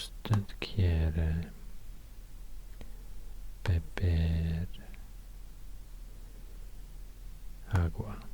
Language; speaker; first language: Spanish; non-native, learner; Swedish